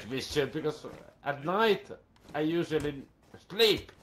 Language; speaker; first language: English; non-native, learner; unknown